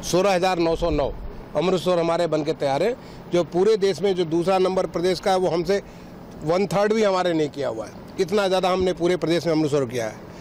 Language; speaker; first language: Hindi; native; Hindi